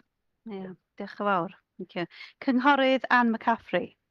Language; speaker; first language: Welsh; native; Welsh